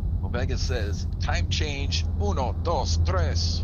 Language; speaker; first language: English; native; English